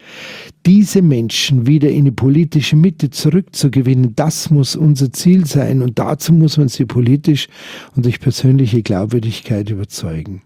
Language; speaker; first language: German; native; German